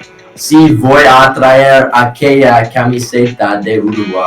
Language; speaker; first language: Spanish; non-native, learner; English